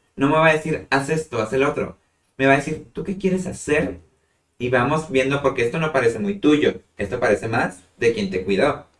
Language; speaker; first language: Spanish; native; Spanish